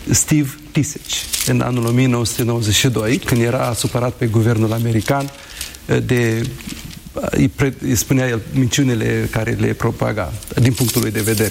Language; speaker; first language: Romanian; native; Romanian